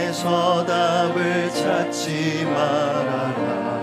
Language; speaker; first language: Korean; native; Korean